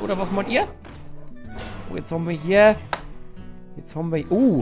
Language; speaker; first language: German; native; German